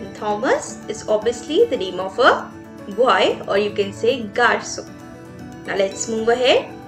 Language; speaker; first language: English; non-native, local second language; Hindi